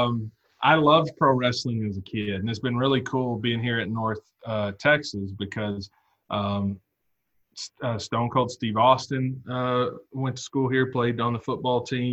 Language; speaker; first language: English; native; English